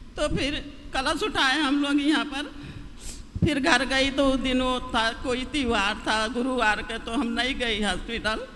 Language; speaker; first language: Hindi; native; Hindi